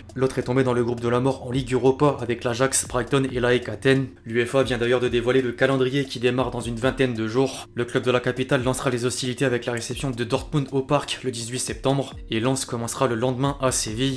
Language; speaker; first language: French; native; French